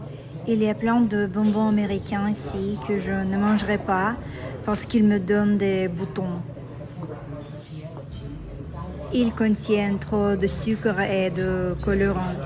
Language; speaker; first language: French; non-native, fluent; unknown